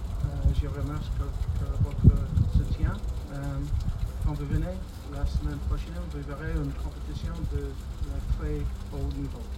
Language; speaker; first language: French; non-native, fluent; English